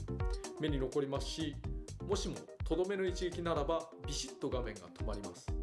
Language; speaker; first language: Japanese; native; Japanese